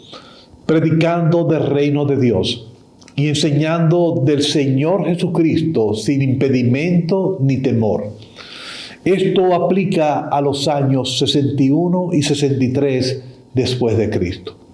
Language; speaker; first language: Spanish; native; Spanish